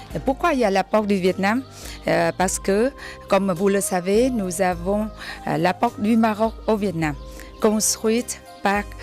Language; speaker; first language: French; non-native, fluent; Vietnamese